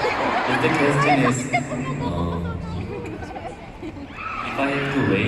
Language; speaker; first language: English; non-native, learner; Korean